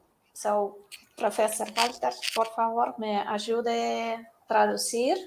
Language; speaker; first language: Portuguese; non-native, learner; Russian